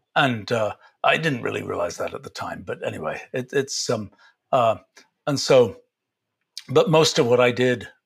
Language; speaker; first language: English; native; English